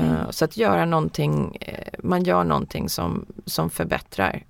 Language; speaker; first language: Swedish; early bilingual, heritage; Swedish